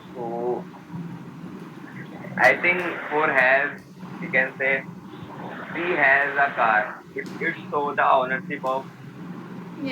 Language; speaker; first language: English; non-native, learner; Hindi